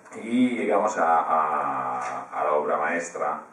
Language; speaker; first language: Spanish; non-native, fluent; Polish